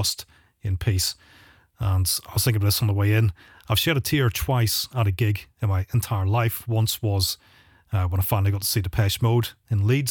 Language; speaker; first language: English; native; English